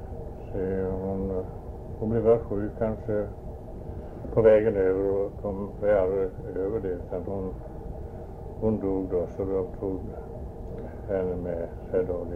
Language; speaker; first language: Swedish; early bilingual, heritage; Swedish